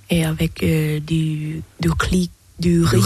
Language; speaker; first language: French; non-native, learner; Thai